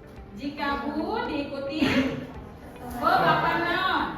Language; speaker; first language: Indonesian; native; Indonesian